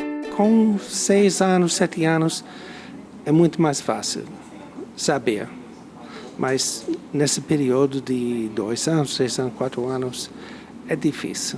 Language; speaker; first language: Portuguese; non-native, fluent; English